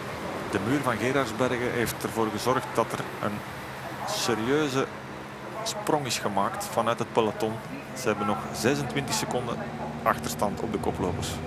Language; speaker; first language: Dutch; native; Dutch